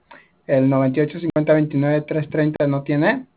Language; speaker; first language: Spanish; native; Spanish